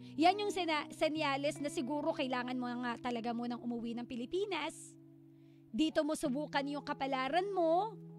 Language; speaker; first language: Filipino; native; Filipino